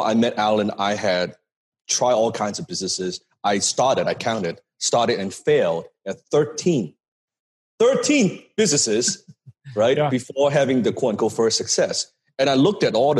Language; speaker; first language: English; non-native, local second language; Cantonese